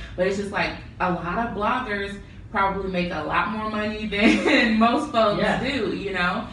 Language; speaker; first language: English; native; English